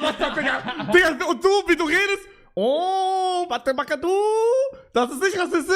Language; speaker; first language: German; native; German